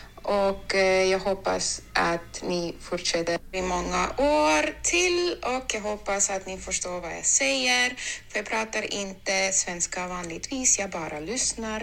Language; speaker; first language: Swedish; non-native, learner; Estonian